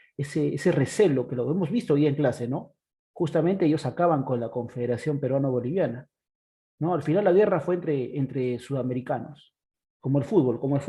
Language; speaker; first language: Spanish; native; Spanish